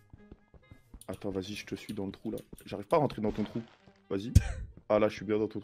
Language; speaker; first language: French; native; French